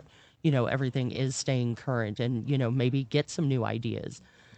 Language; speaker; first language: English; native; English